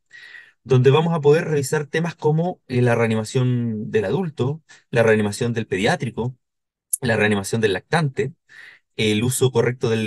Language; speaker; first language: Spanish; native; Spanish